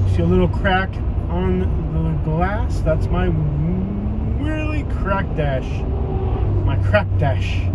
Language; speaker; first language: English; early bilingual, other home language; Spanish